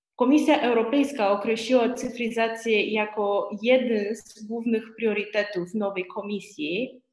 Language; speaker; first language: Polish; non-native, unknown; Romanian